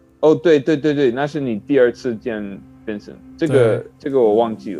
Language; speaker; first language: Chinese; non-native, learner; English